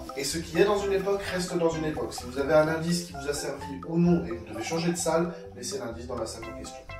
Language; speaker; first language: French; native; French